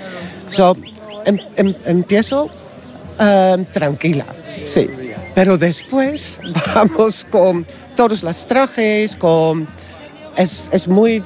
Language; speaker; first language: Spanish; non-native, learner; Dutch